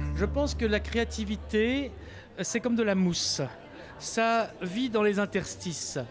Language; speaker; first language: French; native; French